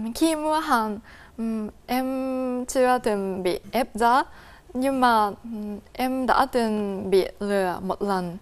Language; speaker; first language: Vietnamese; non-native, fluent; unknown